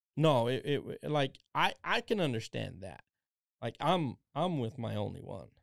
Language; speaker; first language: English; native; English